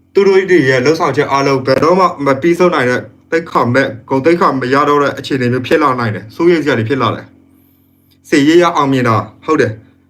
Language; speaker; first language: Burmese; native; Burmese